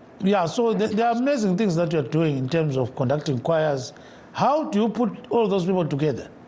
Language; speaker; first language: English; non-native, local second language; North Ndebele